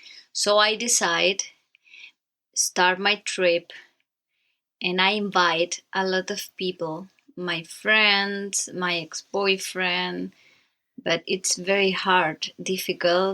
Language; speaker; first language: English; non-native, learner; Spanish